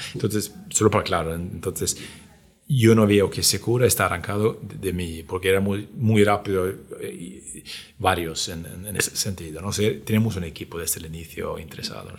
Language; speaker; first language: Spanish; non-native, fluent; Swedish